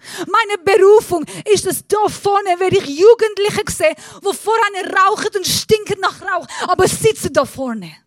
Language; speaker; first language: German; non-native, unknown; Persian